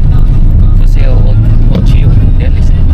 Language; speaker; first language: Portuguese; non-native, learner; Indonesian